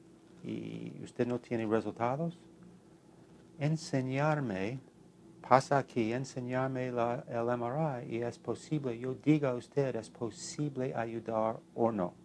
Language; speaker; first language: Spanish; non-native, learner; English